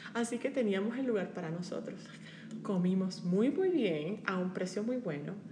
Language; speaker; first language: Spanish; native; Spanish